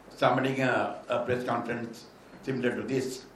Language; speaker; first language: English; non-native, local second language; Tamil